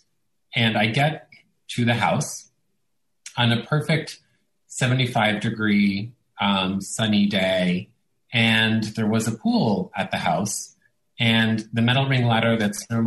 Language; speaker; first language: English; early bilingual, other home language; Italian